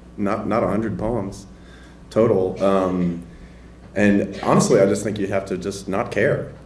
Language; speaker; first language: English; native; English